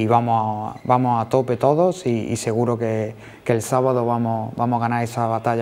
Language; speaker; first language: Spanish; native; Spanish